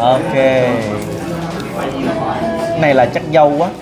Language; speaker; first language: Vietnamese; native; Vietnamese